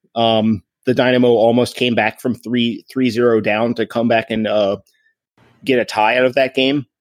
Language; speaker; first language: English; native; English